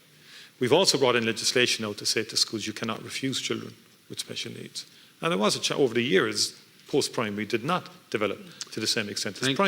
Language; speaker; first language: English; native; English